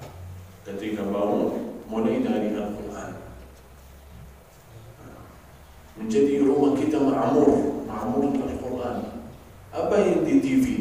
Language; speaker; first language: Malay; non-native, fluent; Arabic